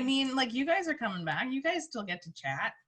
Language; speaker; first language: English; native; English